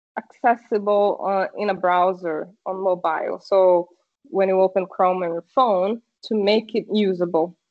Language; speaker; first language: English; non-native, fluent; Portuguese